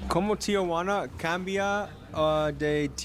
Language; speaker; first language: Spanish; non-native, learner; English